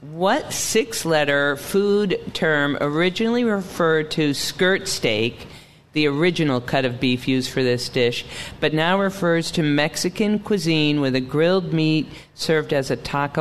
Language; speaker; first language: English; native; English